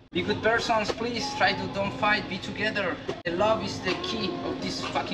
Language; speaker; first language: English; non-native, learner; Spanish